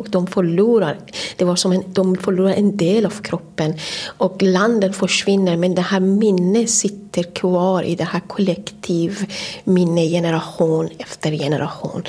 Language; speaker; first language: Swedish; non-native, fluent; Kurdish